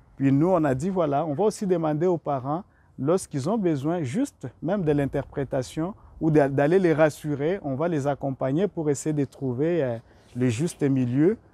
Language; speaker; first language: French; non-native, local second language; Rundi